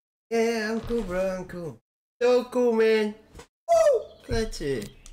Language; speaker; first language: English; non-native, learner; Dutch